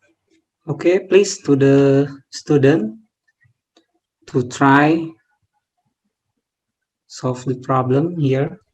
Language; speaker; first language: English; non-native, learner; Indonesian